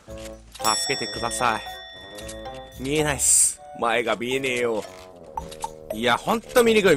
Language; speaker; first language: Japanese; native; Japanese